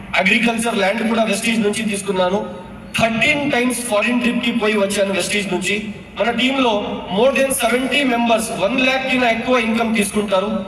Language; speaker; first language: Telugu; non-native, local second language; Urdu